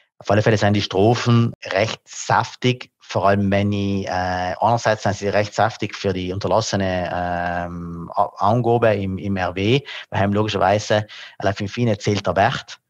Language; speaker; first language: German; non-native, local second language; Italian